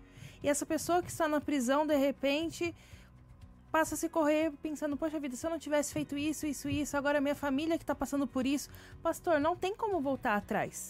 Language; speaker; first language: Portuguese; native; Portuguese